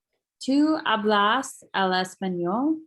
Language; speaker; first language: Spanish; non-native, learner; English